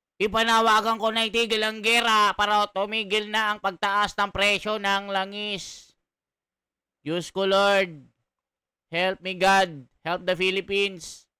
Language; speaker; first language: Filipino; native; Filipino